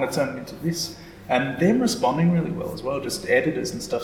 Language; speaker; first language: English; native; English